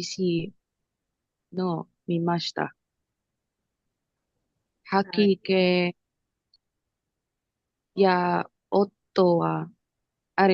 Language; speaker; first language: Japanese; non-native, learner; Filipino